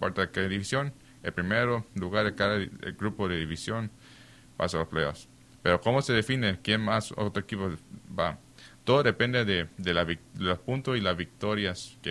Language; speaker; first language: Spanish; early bilingual, heritage; Spanish